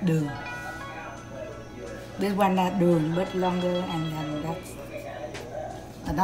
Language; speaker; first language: English; non-native, learner; Vietnamese